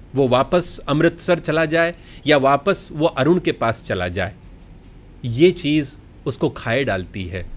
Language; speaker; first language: Hindi; non-native, local second language; Gujarati